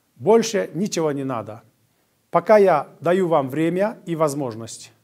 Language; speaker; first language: Russian; non-native, local second language; Kyrgyz